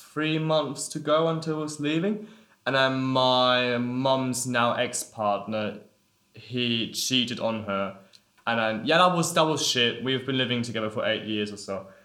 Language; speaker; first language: English; non-native, fluent; German